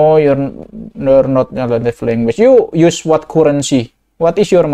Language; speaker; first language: English; non-native, learner; Indonesian